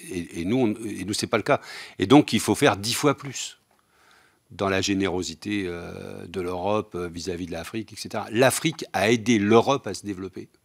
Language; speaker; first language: French; native; French